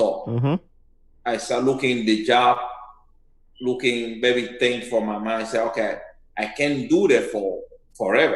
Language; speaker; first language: English; non-native, learner; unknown